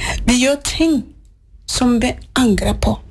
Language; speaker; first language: Norwegian; non-native, fluent; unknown